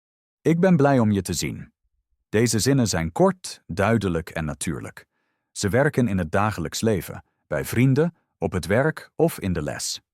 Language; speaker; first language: Dutch; non-native, fluent; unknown